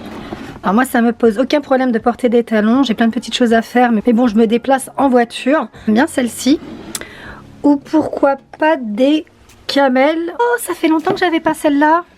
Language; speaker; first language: French; native; French